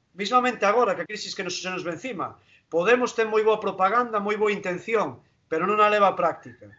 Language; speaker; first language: Galician; non-native, local second language; Spanish